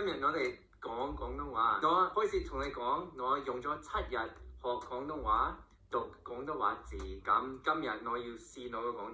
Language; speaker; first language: Cantonese; early bilingual, heritage; English